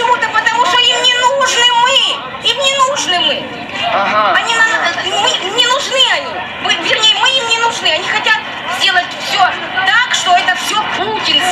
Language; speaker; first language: Russian; native; Russian